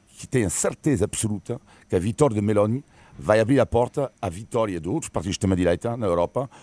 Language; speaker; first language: Portuguese; non-native, fluent; French